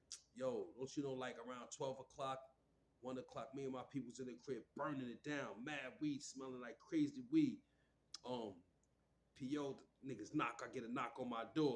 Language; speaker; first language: English; native; English